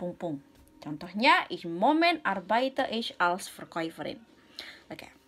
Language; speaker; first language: German; non-native, learner; Indonesian